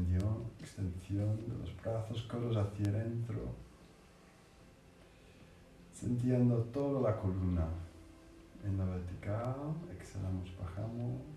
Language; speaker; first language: Spanish; non-native, fluent; English